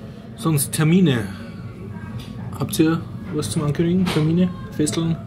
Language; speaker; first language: German; native; German